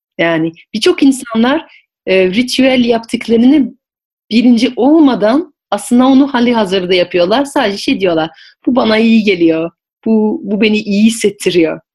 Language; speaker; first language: Turkish; non-native, fluent; French